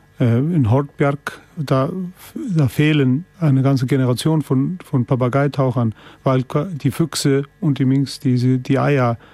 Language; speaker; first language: German; non-native, fluent; Icelandic